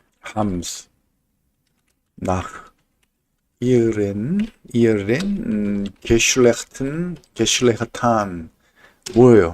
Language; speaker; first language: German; non-native, learner; Korean